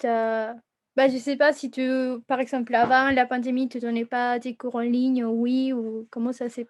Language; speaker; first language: French; non-native, fluent; Spanish